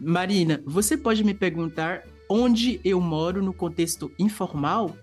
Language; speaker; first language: Portuguese; non-native, fluent; French